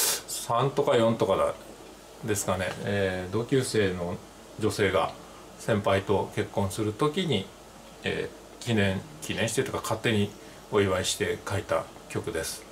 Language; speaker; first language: Japanese; native; Japanese